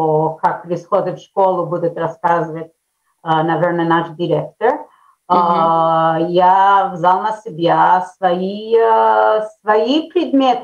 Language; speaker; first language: Russian; early bilingual, heritage; Russian